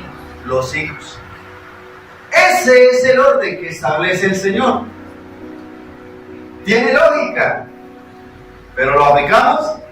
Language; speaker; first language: Spanish; native; Spanish